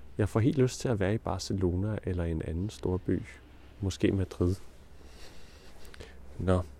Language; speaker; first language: Danish; non-native, learner; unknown